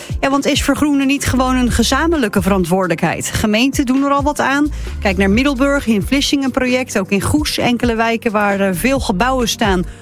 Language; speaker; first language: Dutch; native; Dutch